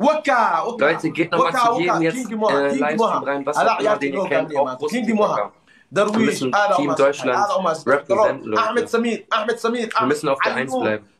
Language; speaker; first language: German; early bilingual, other home language; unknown